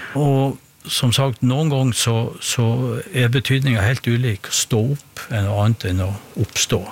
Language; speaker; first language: Norwegian; native; Norwegian